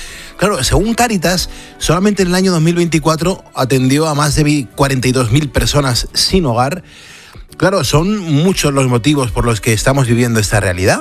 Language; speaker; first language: Spanish; native; Spanish